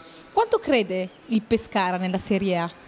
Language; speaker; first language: Italian; native; Italian